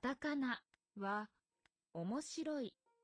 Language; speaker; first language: Japanese; non-native, learner; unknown